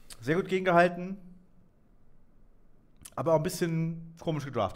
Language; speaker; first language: German; native; German